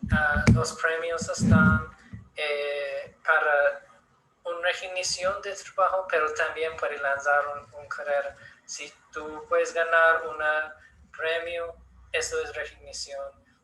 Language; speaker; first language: Spanish; non-native, learner; English